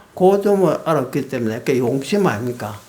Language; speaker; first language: Korean; native; Korean